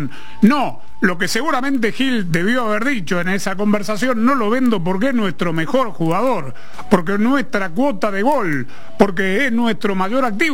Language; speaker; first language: Spanish; native; Spanish